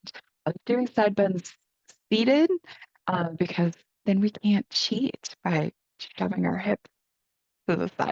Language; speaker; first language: English; native; English